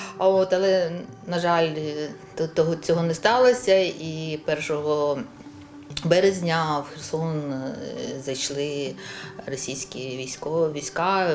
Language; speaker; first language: Ukrainian; non-native, local second language; Russian